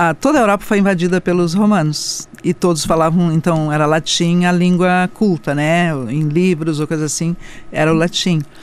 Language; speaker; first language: Portuguese; non-native, local second language; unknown